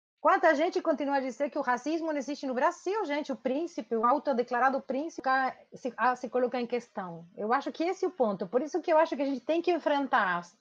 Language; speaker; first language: Portuguese; non-native, fluent; Spanish